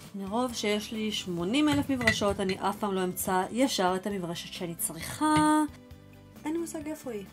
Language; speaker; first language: Hebrew; early bilingual, other home language; Russian